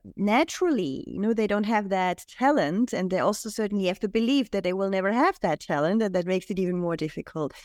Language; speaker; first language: English; non-native, fluent; German